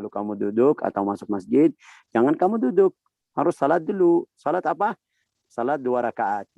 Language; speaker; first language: Indonesian; non-native, fluent; Arabic